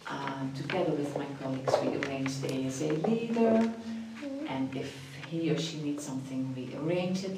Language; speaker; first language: English; non-native, fluent; Dutch